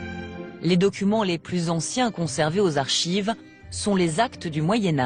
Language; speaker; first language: French; native; French